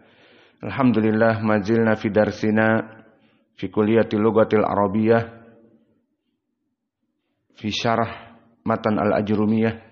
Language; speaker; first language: Arabic; non-native, fluent; Indonesian